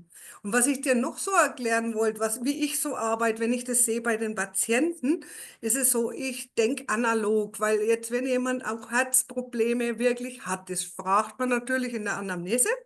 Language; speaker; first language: German; native; German